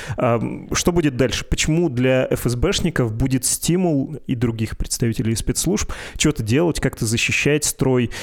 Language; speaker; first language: Russian; native; Russian